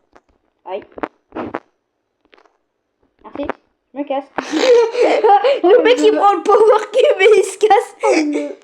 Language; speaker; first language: French; native; French